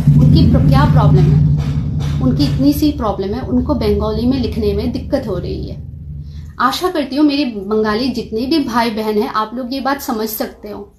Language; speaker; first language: Hindi; non-native, local second language; Kok Borok